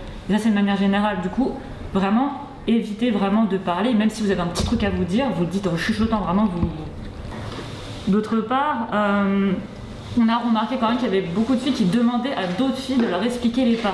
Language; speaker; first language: French; native; French